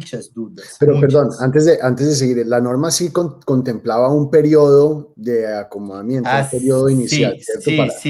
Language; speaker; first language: Spanish; native; Spanish